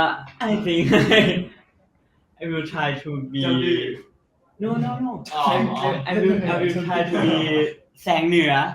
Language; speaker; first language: English; non-native, learner; Thai